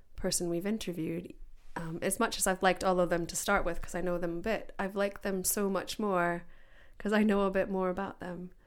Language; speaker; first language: English; native; English